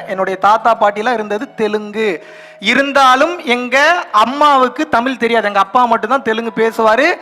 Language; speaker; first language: Tamil; non-native, local second language; Telugu